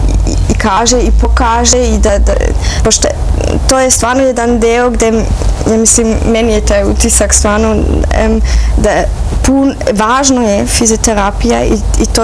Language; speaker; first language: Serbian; early bilingual, heritage; Serbian